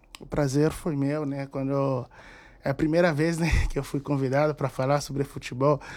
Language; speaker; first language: Portuguese; non-native, fluent; Haitian Creole